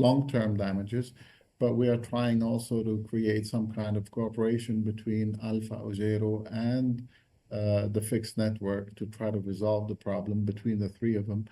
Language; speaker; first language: English; non-native, fluent; Arabic